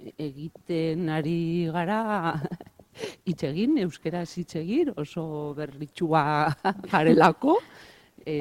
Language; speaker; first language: Basque; non-native, local second language; Spanish